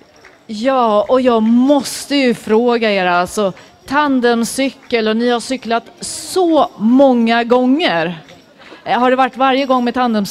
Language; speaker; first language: Swedish; native; Swedish